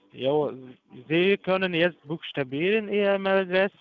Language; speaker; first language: German; non-native, learner; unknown